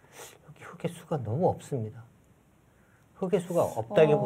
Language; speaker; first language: Korean; native; Korean